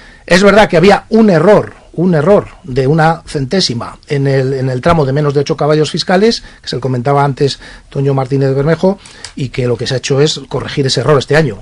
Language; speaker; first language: Spanish; native; Spanish